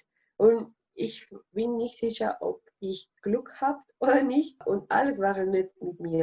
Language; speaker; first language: German; non-native, learner; Spanish